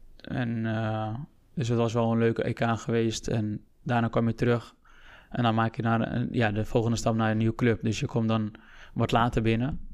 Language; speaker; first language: Dutch; early bilingual, other home language; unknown